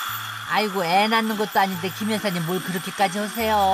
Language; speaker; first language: Korean; native; Korean